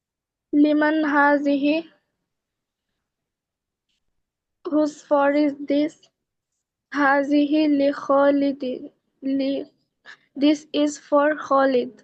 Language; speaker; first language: English; non-native, learner; Bangla